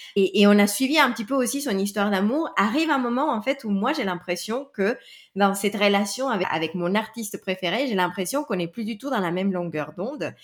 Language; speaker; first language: French; non-native, fluent; Spanish